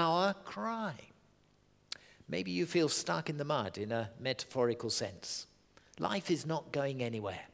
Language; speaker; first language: English; native; English